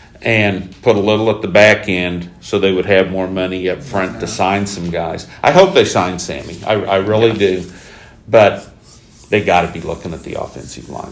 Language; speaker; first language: English; native; English